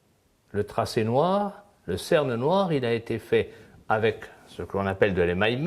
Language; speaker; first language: French; native; French